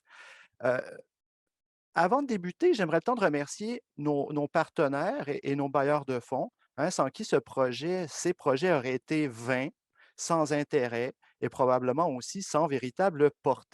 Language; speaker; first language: French; native; French